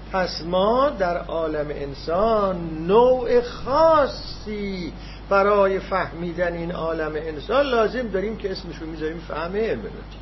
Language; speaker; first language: Persian; non-native, local second language; Azerbaijani